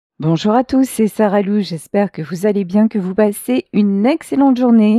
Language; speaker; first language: French; native; French